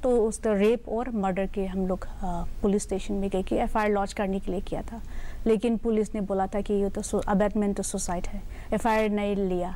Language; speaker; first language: Hindi; non-native, local second language; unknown